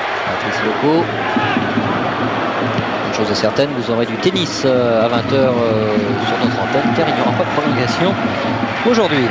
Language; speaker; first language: French; native; French